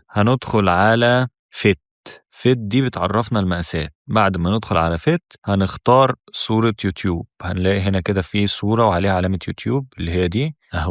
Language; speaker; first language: Arabic; native; Arabic